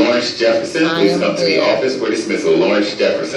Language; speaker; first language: English; native; English